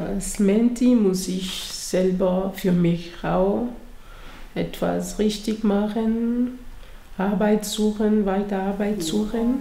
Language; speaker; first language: German; non-native, learner; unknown